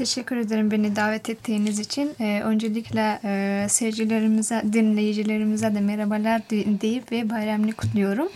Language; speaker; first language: Turkish; non-native, fluent; Persian